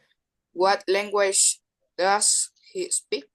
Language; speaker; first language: English; non-native, learner; Spanish